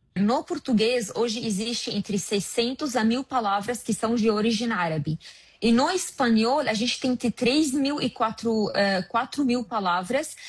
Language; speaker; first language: Portuguese; non-native, fluent; Arabic